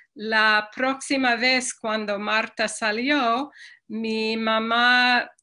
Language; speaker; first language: Spanish; non-native, fluent; English